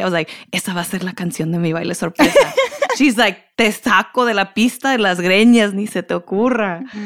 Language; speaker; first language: Spanish; early bilingual, heritage; Spanish